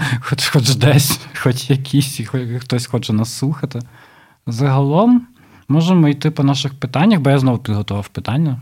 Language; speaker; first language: Ukrainian; non-native, local second language; Russian